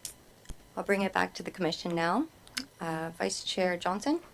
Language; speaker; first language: English; native; English